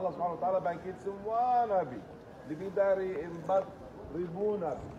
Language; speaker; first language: Indonesian; non-native, fluent; Arabic